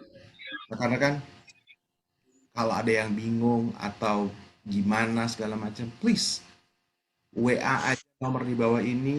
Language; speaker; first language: Indonesian; native; Indonesian